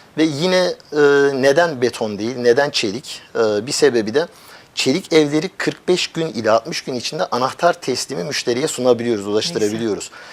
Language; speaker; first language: Turkish; early bilingual, heritage; Turkish